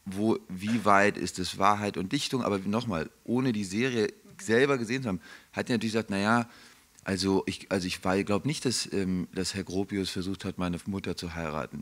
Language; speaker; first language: German; native; German